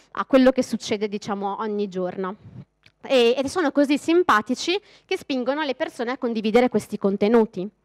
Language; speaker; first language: Italian; native; Italian